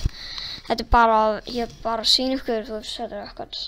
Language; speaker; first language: Icelandic; non-native, learner; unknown